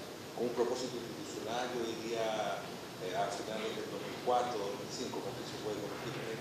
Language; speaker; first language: Spanish; native; Spanish